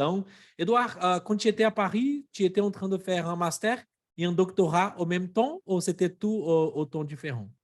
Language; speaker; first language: French; non-native, fluent; Portuguese